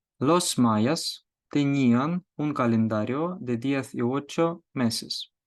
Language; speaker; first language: Spanish; non-native, fluent; Ukrainian